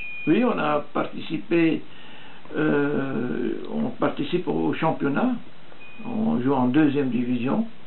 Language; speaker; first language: French; non-native, fluent; Dutch